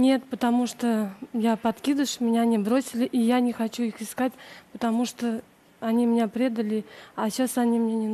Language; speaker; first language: Russian; native; Russian